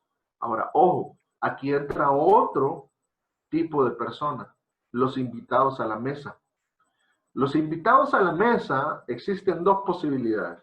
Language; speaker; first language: Spanish; native; Spanish